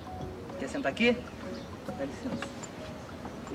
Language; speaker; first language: Portuguese; native; Portuguese